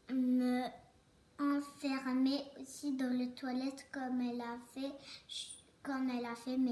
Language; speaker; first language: French; early bilingual, other home language; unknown